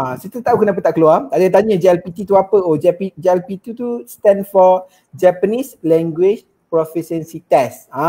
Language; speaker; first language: Malay; native; Malay